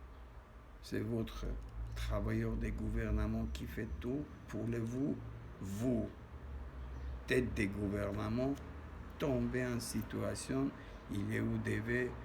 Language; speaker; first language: French; non-native, learner; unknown